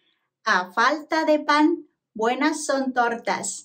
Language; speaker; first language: Spanish; non-native, learner; Japanese